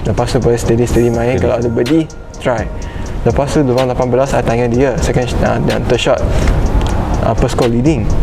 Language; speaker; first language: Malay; non-native, local second language; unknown